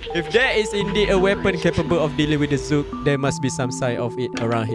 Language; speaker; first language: English; non-native, local second language; Malay